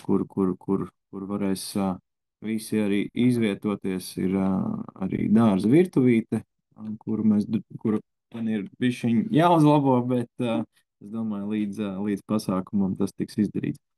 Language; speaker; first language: Latvian; native; Latvian